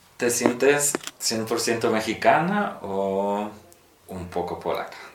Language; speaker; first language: Spanish; non-native, fluent; Polish